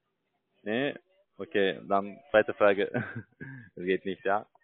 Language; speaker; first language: German; non-native, learner; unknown